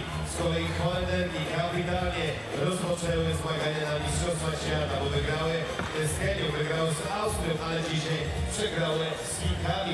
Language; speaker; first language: Polish; native; Polish